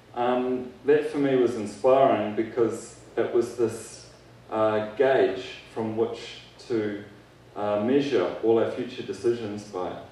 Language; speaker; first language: English; native; English